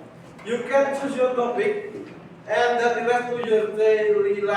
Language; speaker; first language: English; non-native, learner; Indonesian